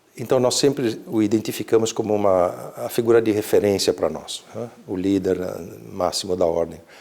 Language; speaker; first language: Portuguese; early bilingual, other home language; Italian